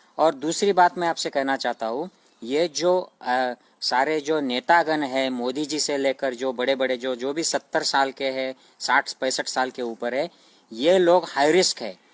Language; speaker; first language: Hindi; non-native, local second language; Marathi